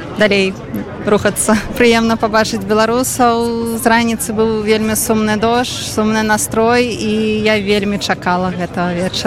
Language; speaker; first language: Belarusian; non-native, local second language; Russian